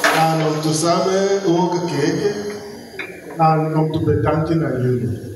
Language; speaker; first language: Dutch; non-native, learner; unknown